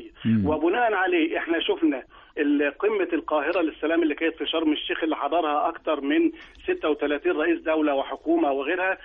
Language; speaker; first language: Arabic; native; Arabic